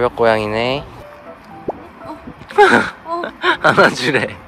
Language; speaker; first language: Korean; native; Korean